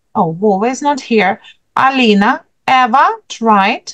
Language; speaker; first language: English; non-native, fluent; Ukrainian